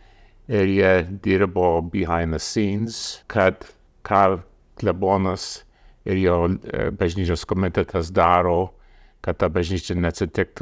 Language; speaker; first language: Lithuanian; early bilingual, heritage; Lithuanian